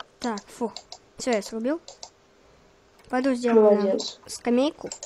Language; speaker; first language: Russian; native; Russian